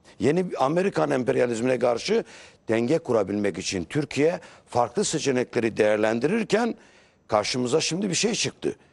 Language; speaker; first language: Turkish; native; Turkish